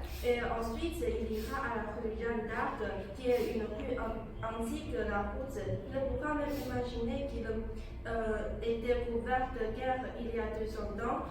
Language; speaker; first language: French; non-native, learner; Chinese